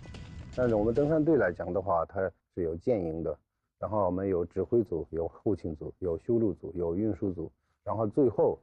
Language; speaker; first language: Chinese; native; Chinese